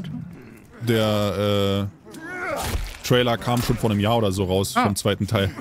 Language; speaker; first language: German; native; German